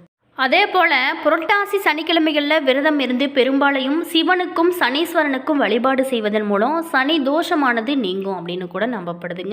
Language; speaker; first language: Tamil; native; Tamil